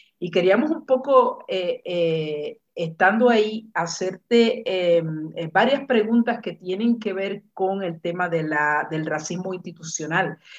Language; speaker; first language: Spanish; native; Spanish